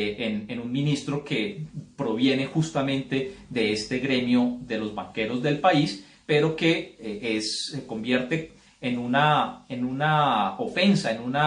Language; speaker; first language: Spanish; native; Spanish